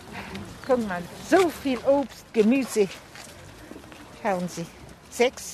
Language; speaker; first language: German; non-native, fluent; Polish